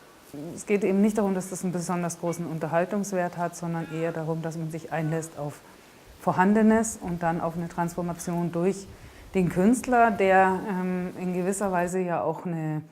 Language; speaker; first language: German; native; German